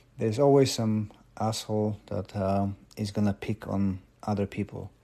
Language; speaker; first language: English; non-native, fluent; Polish